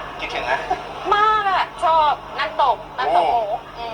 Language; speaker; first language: Thai; non-native, fluent; English